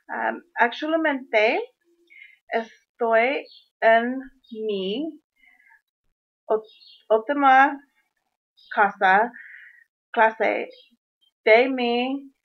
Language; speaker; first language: Spanish; non-native, learner; English